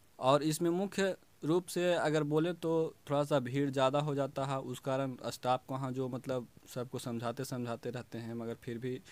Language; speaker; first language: Hindi; native; Hindi